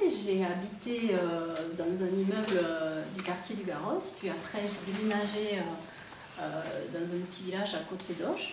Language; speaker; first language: French; native; French